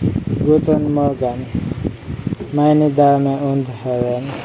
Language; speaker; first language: German; non-native, learner; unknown